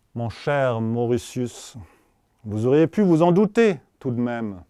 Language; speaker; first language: French; non-native, fluent; German